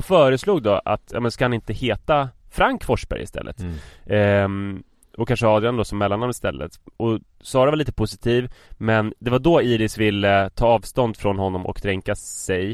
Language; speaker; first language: Swedish; native; Swedish